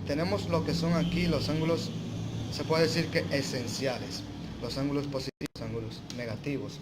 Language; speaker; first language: Spanish; native; Spanish